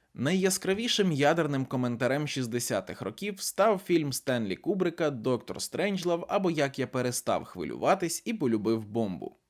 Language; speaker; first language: Ukrainian; native; Ukrainian